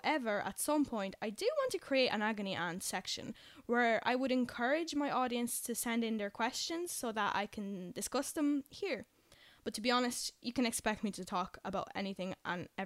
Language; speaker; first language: English; non-native, fluent; Polish